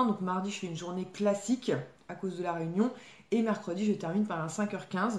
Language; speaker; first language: French; native; French